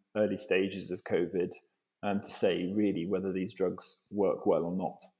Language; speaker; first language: English; native; English